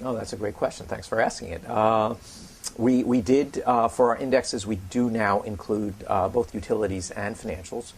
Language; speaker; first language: English; native; English